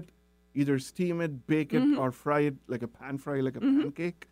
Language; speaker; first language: English; non-native, local second language; Telugu